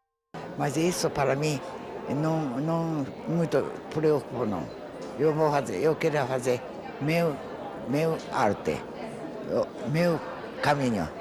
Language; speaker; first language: Portuguese; non-native, fluent; Japanese